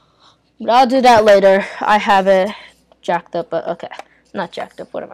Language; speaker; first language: English; native; English